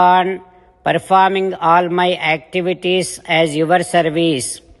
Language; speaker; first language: English; non-native, local second language; Telugu